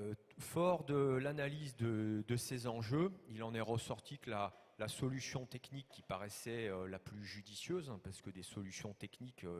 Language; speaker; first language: French; native; French